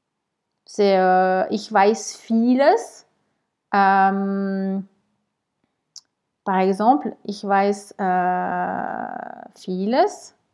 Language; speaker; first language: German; non-native, fluent; French